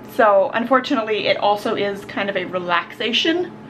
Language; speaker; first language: English; native; English